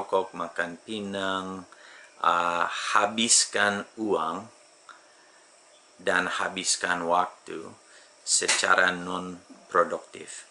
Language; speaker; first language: Indonesian; non-native, fluent; English